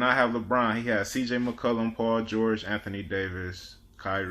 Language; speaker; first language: English; native; English